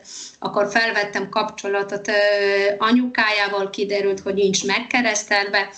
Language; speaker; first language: Hungarian; non-native, fluent; Polish